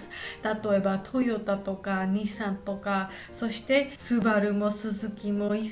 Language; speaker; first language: Japanese; non-native, learner; Georgian